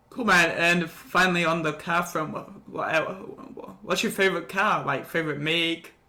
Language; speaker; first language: English; native; English